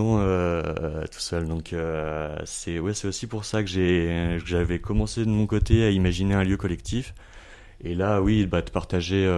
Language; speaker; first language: French; native; French